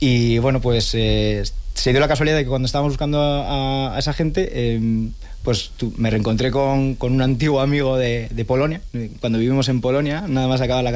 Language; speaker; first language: Spanish; native; Spanish